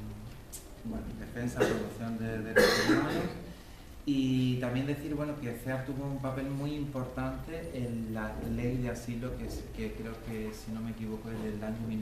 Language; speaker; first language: Spanish; native; Spanish